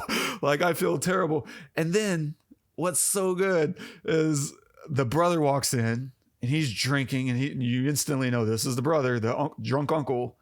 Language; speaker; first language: English; native; English